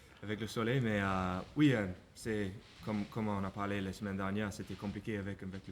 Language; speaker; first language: French; non-native, learner; English